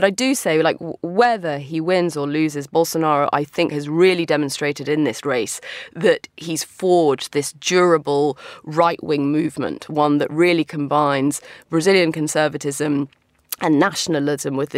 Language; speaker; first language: English; native; English